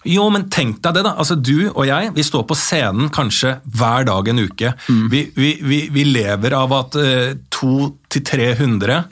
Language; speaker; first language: Norwegian; native; Norwegian